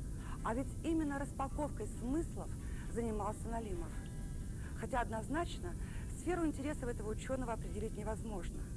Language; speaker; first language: Russian; native; Russian